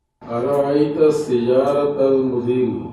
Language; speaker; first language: Arabic; non-native, learner; Urdu